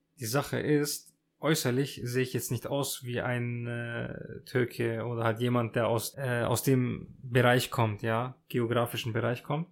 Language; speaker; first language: German; early bilingual, other home language; Turkish